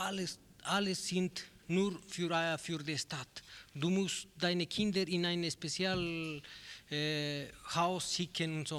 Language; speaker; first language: German; non-native, learner; Spanish